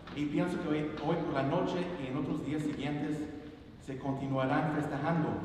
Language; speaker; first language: Spanish; early bilingual, other home language; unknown